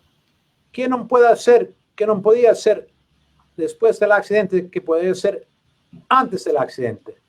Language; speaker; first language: Spanish; non-native, learner; English